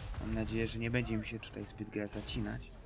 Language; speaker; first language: Polish; native; Polish